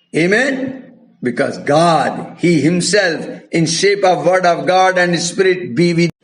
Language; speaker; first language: English; non-native, local second language; Hindi